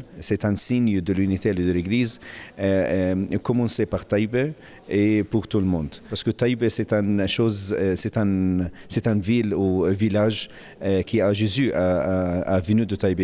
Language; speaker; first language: French; non-native, learner; Arabic